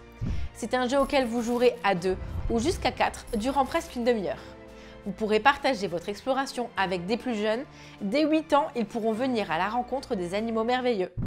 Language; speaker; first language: French; native; French